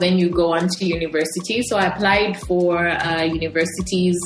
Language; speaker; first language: English; non-native, local second language; Bemba